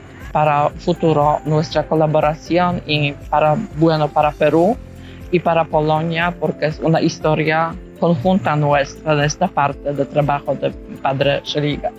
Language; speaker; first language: Spanish; non-native, fluent; Polish